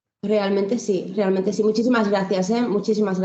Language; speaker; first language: Spanish; native; Spanish